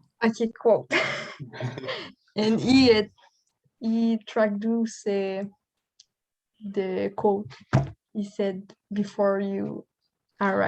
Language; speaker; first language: English; non-native, learner; French